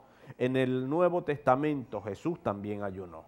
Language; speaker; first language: Spanish; native; Spanish